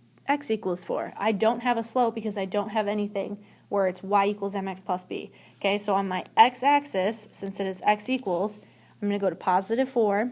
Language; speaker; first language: English; native; English